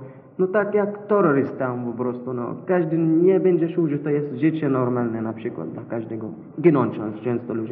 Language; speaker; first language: Polish; non-native, fluent; Arabic